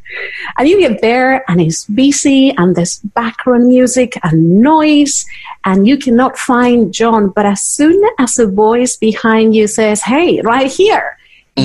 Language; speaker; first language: English; non-native, fluent; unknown